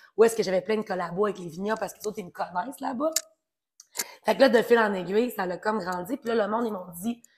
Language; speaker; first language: French; native; French